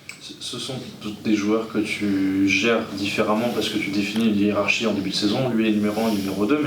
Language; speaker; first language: French; native; French